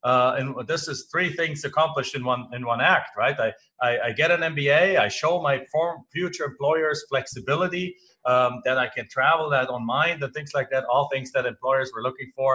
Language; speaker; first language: English; non-native, fluent; German